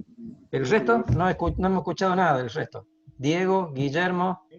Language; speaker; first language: Spanish; native; Spanish